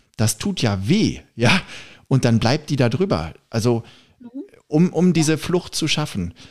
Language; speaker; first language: German; native; German